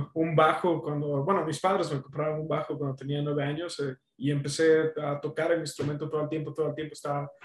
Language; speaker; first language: Spanish; native; Spanish